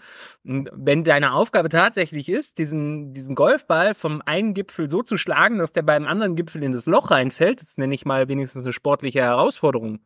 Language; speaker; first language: German; native; German